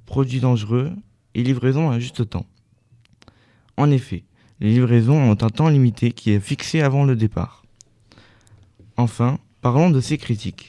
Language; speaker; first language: French; native; French